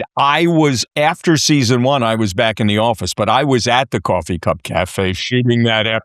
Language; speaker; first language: English; native; English